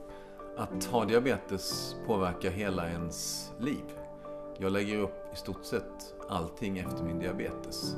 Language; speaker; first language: Swedish; native; Swedish